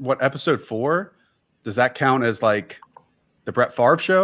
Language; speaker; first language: English; native; English